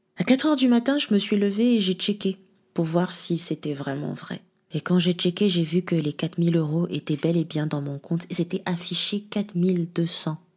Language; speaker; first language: French; non-native, local second language; Lingala